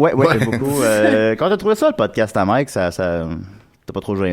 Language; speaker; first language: French; native; French